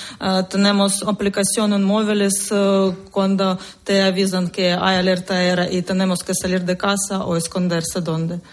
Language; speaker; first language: Spanish; non-native, learner; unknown